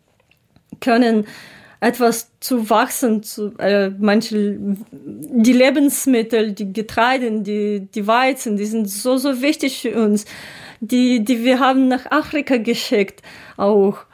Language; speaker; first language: German; non-native, learner; Ukrainian